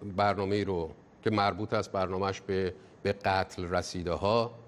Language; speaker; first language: Persian; native; Persian